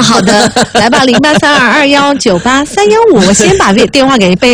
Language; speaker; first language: Chinese; native; Chinese